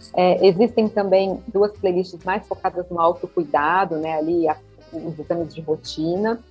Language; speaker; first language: Portuguese; native; Portuguese